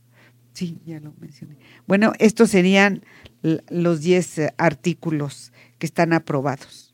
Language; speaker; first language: Spanish; native; Spanish